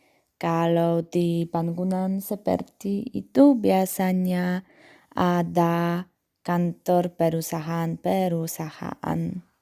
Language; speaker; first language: Indonesian; non-native, fluent; Polish